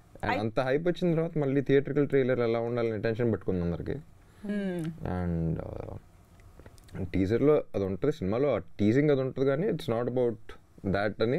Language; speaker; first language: Telugu; native; Telugu